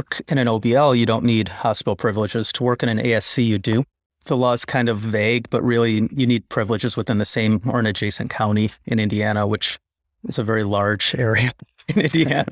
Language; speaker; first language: English; native; English